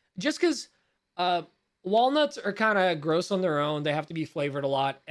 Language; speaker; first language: English; native; English